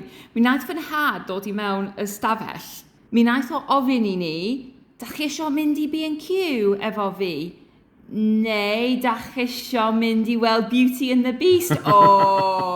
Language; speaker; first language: Welsh; non-native, learner; English